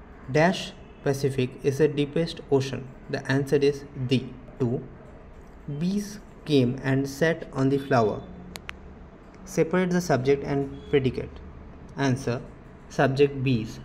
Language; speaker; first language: English; non-native, local second language; Bangla